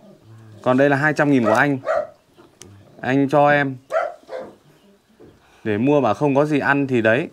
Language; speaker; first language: Vietnamese; native; Vietnamese